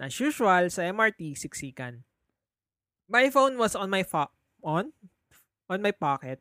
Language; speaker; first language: English; non-native, local second language; Filipino